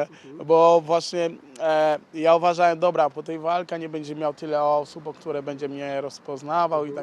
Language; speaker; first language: Polish; non-native, learner; Portuguese